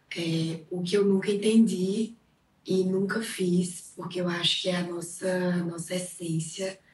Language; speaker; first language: Portuguese; native; Portuguese